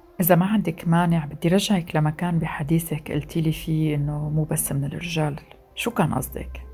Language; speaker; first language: Arabic; native; Arabic